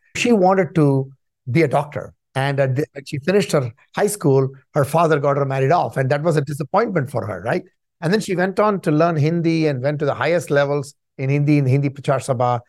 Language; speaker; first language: English; non-native, local second language; Tamil